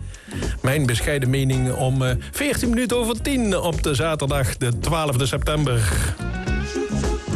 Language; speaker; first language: Dutch; native; Dutch